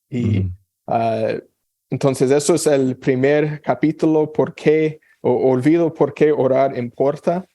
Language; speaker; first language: Spanish; non-native, fluent; English